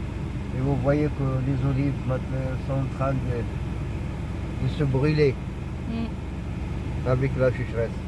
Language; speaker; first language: French; non-native, local second language; Arabic